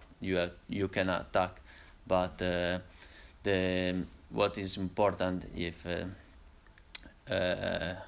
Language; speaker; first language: English; non-native, learner; Italian